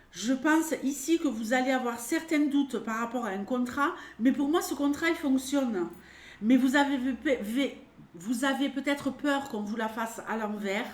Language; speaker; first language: French; native; French